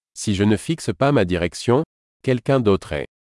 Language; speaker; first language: French; native; French